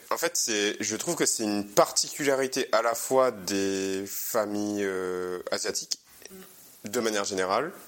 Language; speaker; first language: French; native; French